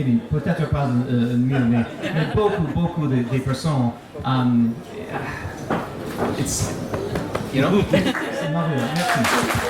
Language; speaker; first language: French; non-native, learner; English